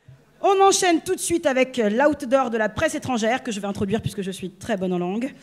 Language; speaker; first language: French; native; French